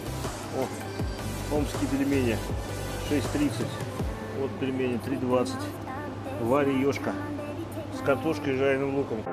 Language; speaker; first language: Russian; native; Russian